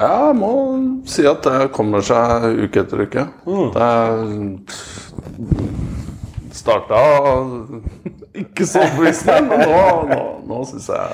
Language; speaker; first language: Norwegian; native; Norwegian